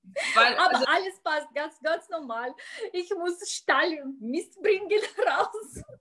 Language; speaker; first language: German; non-native, learner; Russian